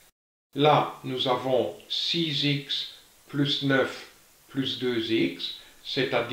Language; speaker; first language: French; native; French